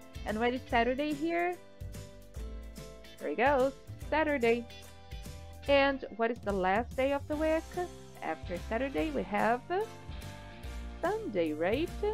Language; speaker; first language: English; non-native, fluent; Portuguese